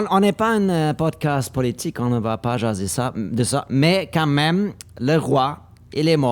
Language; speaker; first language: French; non-native, learner; German